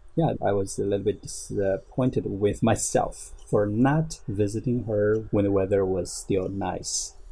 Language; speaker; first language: English; non-native, fluent; Chinese